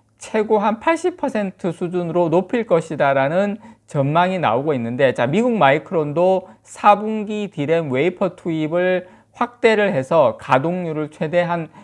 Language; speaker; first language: Korean; native; Korean